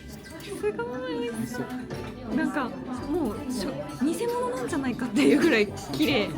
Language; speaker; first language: Japanese; native; Japanese